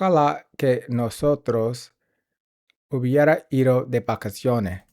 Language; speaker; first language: Spanish; non-native, learner; English